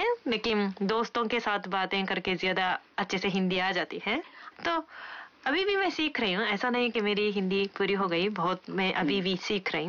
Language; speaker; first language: Hindi; non-native, fluent; Japanese